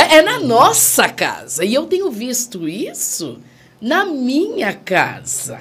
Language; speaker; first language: Portuguese; native; Portuguese